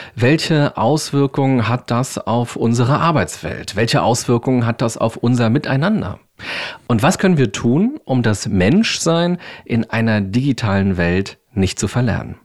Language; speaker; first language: German; native; German